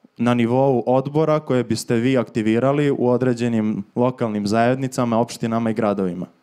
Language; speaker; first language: Serbian; native; Serbian